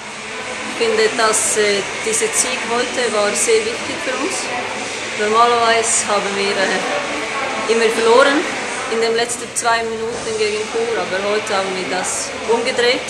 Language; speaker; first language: German; non-native, fluent; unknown